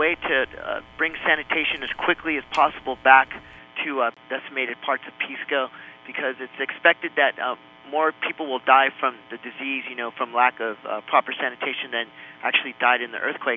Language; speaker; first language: English; non-native, fluent; Spanish